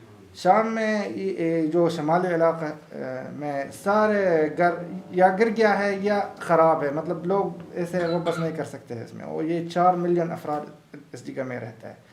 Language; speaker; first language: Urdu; non-native, learner; Arabic